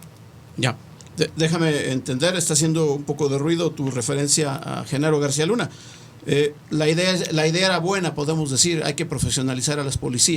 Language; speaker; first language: Spanish; native; Spanish